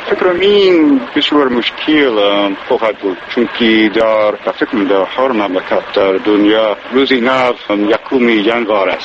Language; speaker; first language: Persian; non-native, learner; English